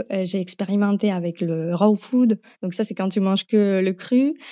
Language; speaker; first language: French; non-native, fluent; Slovak